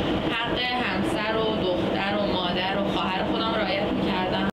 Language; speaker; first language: Persian; native; Persian